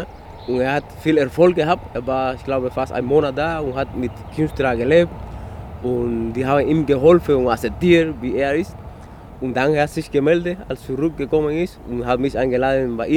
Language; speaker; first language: German; non-native, fluent; Spanish